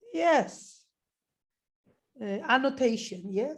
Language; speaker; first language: English; non-native, learner; Georgian